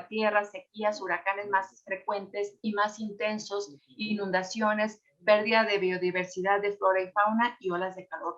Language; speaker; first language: Spanish; native; Spanish